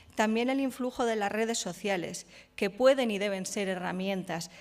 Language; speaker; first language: Spanish; native; Spanish